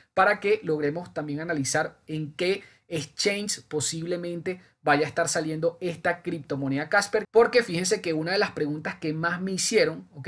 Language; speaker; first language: Spanish; native; Spanish